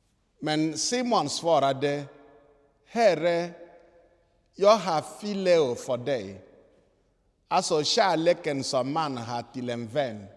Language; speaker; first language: Swedish; non-native, fluent; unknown